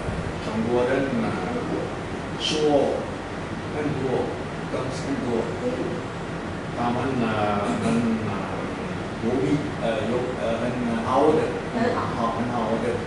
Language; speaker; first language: Chinese; non-native, learner; Sinhala